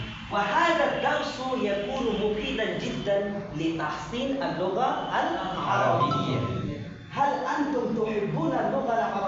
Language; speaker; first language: Arabic; non-native, fluent; Bangla